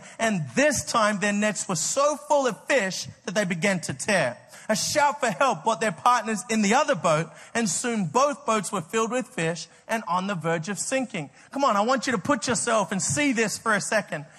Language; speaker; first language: English; native; English